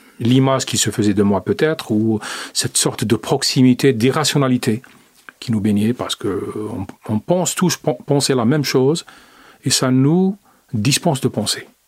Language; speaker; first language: French; non-native, local second language; Arabic